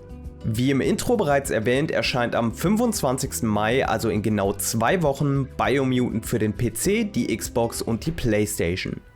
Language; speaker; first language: German; native; German